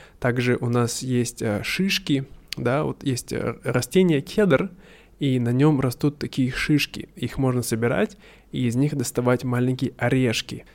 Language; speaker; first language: Russian; native; Russian